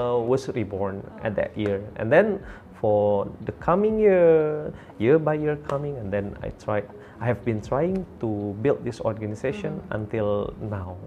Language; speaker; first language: English; non-native, fluent; Indonesian